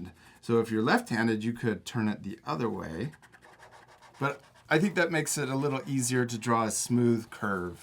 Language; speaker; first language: English; native; English